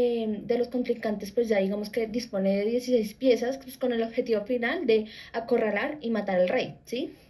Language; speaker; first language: Spanish; native; Spanish